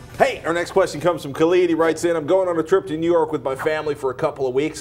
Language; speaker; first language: English; native; English